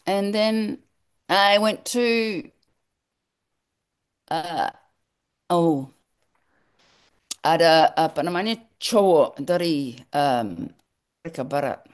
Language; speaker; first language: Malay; non-native, learner; English